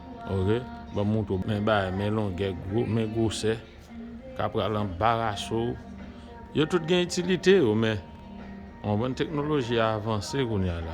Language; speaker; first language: French; non-native, learner; Haitian Creole